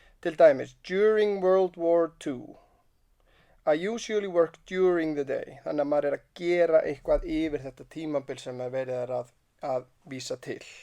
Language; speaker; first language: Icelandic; native; Icelandic